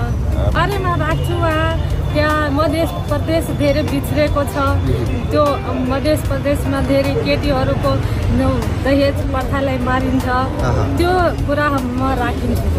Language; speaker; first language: Nepali; non-native, local second language; Maithili